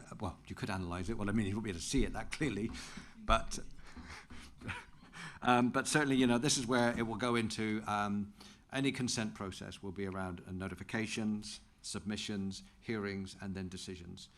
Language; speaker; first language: English; native; English